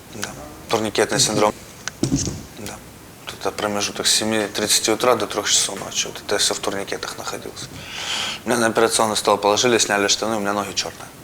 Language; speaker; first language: Russian; native; Russian